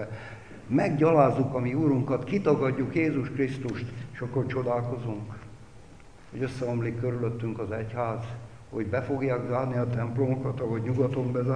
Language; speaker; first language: Hungarian; native; Hungarian